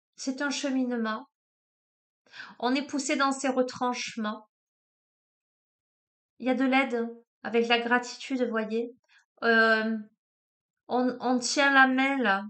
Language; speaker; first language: French; native; French